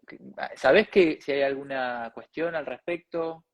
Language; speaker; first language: Spanish; native; Spanish